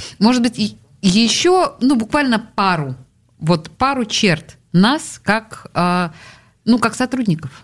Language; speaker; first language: Russian; native; Russian